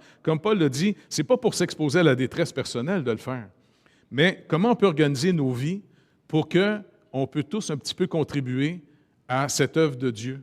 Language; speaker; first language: French; native; French